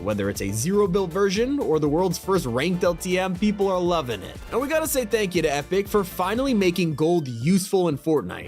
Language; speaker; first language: English; native; English